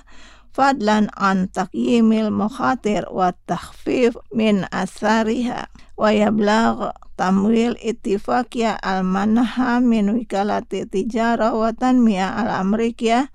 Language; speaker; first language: Arabic; non-native, fluent; Indonesian